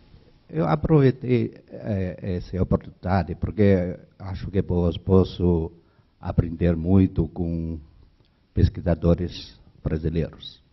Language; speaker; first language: Portuguese; non-native, learner; Chinese